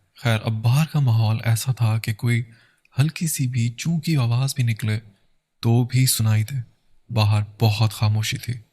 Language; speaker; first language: Urdu; native; Urdu